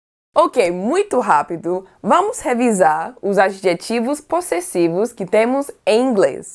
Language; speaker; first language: Portuguese; non-native, fluent; English